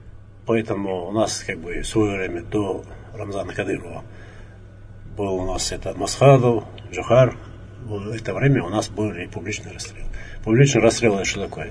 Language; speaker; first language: Russian; non-native, local second language; Chechen